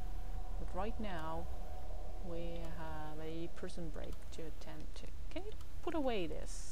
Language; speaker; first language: English; non-native, fluent; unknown